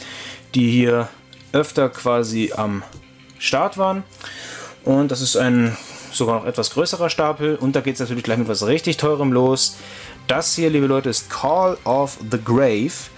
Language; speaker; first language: German; native; German